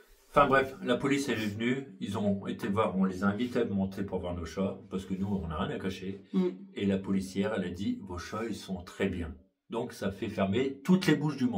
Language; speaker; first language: French; native; French